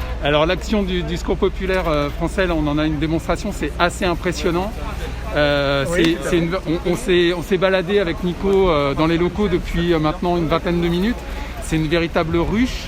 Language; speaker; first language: French; native; French